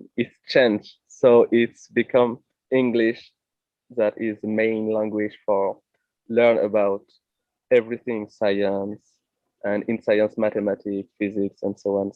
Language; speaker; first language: English; non-native, fluent; French